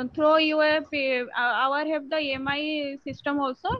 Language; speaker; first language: English; non-native, local second language; Odia